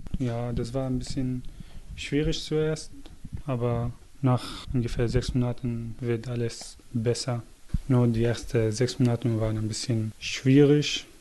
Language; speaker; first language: German; non-native, fluent; Arabic